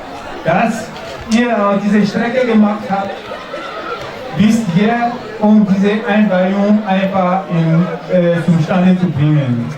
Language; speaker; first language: German; non-native, fluent; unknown